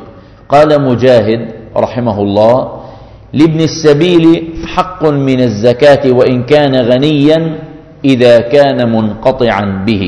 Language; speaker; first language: Arabic; native; Arabic